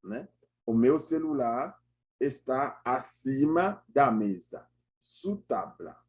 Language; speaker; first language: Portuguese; non-native, learner; Haitian Creole